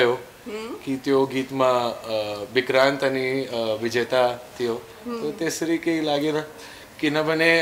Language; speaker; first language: Nepali; non-native, learner; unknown